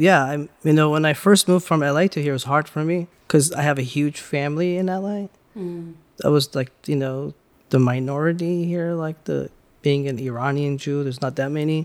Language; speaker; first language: English; early bilingual, other home language; Persian